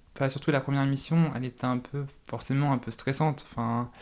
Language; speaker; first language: French; native; French